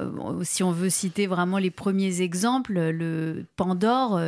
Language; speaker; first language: French; native; French